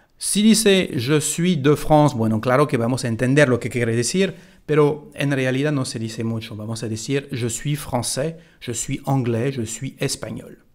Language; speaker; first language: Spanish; non-native, fluent; French